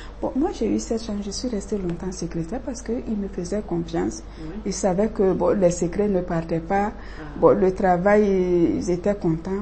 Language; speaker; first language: French; non-native, local second language; Bambara